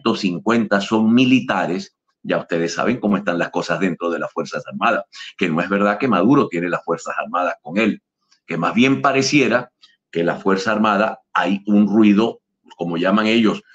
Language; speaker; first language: Spanish; native; Spanish